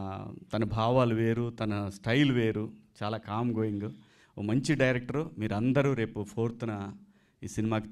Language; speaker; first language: Telugu; native; Telugu